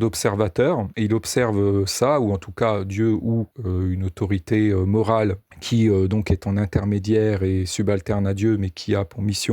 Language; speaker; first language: French; native; French